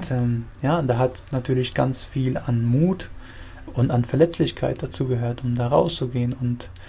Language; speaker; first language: German; early bilingual, other home language; Spanish